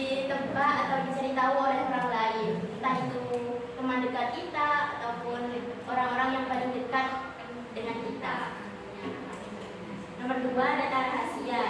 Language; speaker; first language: Indonesian; native; Indonesian